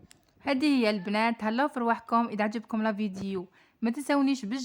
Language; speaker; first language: Arabic; native; Arabic